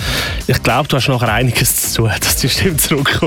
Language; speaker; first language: German; native; German